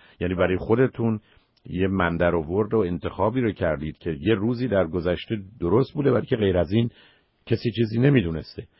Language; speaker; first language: Persian; native; Persian